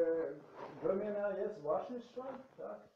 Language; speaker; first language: Polish; non-native, learner; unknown